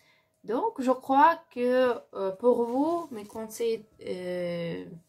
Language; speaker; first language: French; non-native, learner; Ukrainian